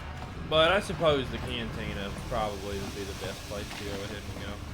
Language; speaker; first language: English; native; English